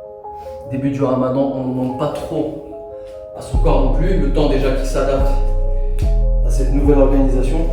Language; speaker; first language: French; native; French